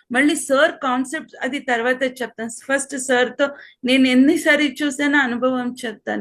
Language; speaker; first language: Telugu; non-native, local second language; Kannada